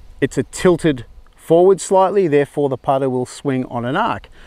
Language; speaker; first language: English; native; English